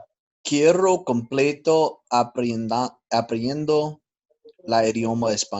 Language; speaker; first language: Spanish; non-native, learner; English